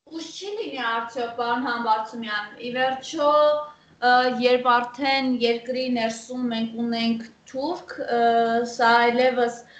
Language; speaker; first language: Armenian; native; Armenian